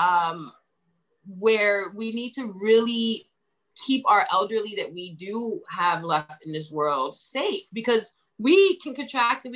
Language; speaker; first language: English; native; English